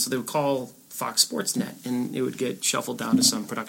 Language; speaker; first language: English; native; English